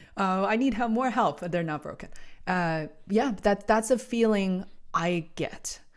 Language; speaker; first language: English; non-native, fluent; Chinese